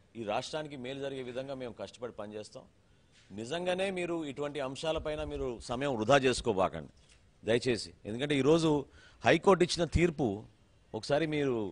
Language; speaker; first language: Telugu; native; Telugu